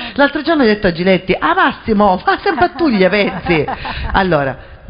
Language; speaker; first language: Italian; native; Italian